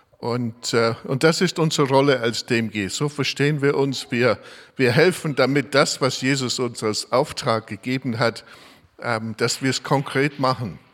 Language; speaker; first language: German; non-native, fluent; English